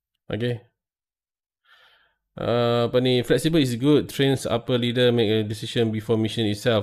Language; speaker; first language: English; non-native, local second language; Malay